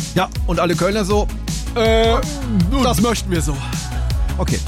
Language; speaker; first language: German; native; German